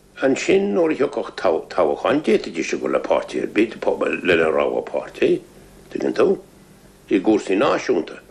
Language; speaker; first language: Irish; non-native, local second language; English